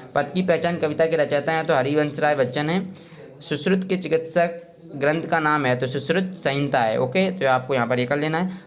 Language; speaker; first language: Hindi; native; Hindi